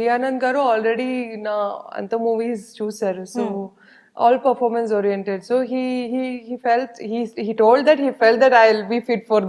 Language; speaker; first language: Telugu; non-native, learner; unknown